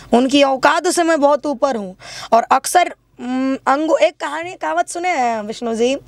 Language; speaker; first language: Hindi; native; Hindi